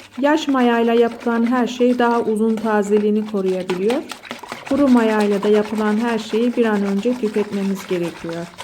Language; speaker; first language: Turkish; native; Turkish